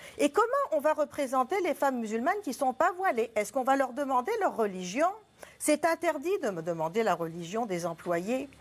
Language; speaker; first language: French; non-native, local second language; Arabic